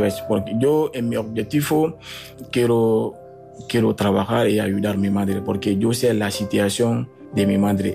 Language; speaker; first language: Spanish; non-native, learner; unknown